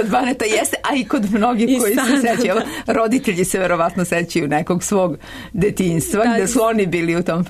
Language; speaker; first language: Serbian; native; Serbian